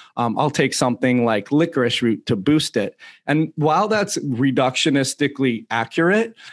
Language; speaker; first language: English; native; English